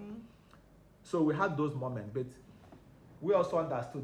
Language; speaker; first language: English; non-native, local second language; Igbo